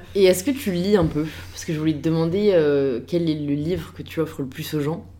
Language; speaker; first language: French; native; French